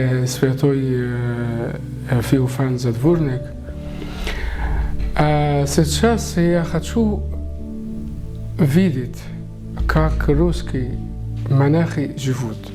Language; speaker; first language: Russian; non-native, learner; Arabic